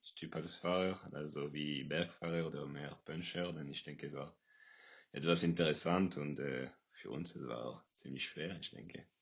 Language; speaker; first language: German; non-native, local second language; French